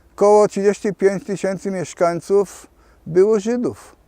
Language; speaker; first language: Polish; early bilingual, heritage; Polish